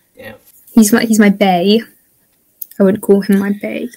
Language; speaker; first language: English; native; English